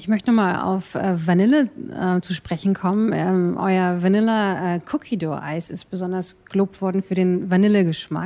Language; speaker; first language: German; native; German